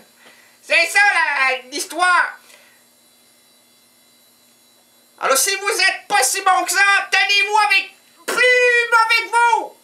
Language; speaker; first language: French; native; French